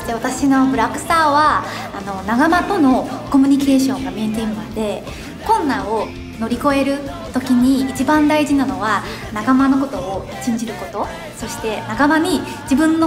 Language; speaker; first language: Japanese; non-native, fluent; Thai